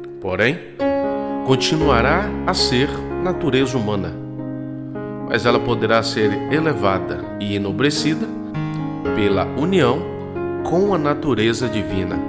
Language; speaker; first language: Portuguese; native; Portuguese